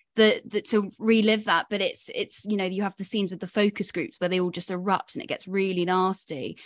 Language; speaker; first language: English; native; English